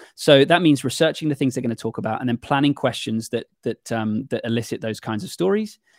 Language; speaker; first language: English; native; English